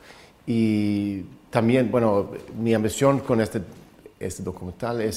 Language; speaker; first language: Spanish; non-native, fluent; Swedish